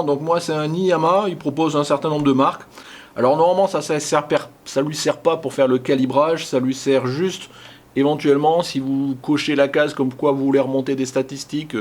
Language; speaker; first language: French; native; French